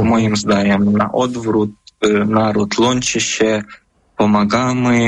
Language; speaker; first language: Polish; non-native, fluent; Ukrainian